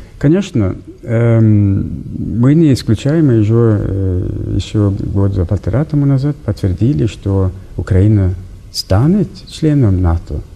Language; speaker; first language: Russian; non-native, fluent; Norwegian